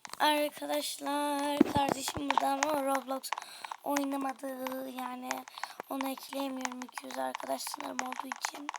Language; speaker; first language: Turkish; native; Turkish